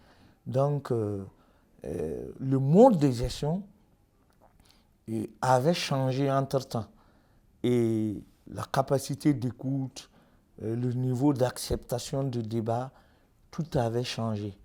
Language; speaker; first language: French; native; French